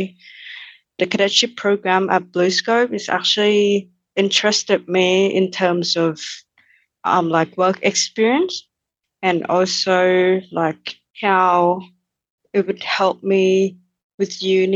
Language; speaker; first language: English; non-native, fluent; Thai